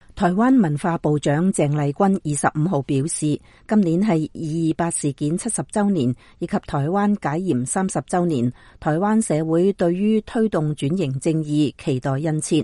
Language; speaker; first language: Chinese; native; Chinese